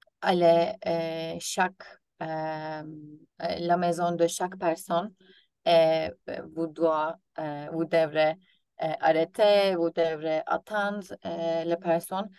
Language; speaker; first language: French; non-native, learner; Turkish